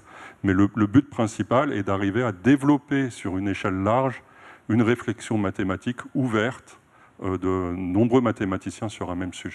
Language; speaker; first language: French; native; French